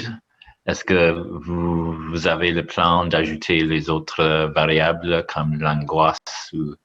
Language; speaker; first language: French; non-native, learner; English